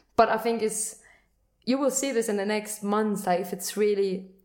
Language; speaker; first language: English; non-native, fluent; German